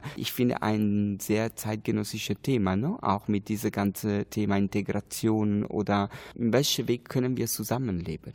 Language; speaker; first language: German; non-native, learner; Italian